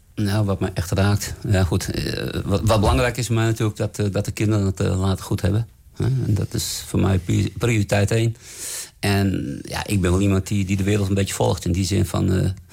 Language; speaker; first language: Dutch; native; Dutch